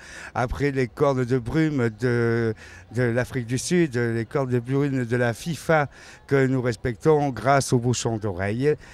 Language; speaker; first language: French; native; French